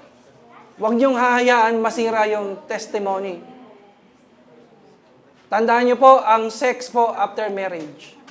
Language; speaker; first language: Filipino; native; Filipino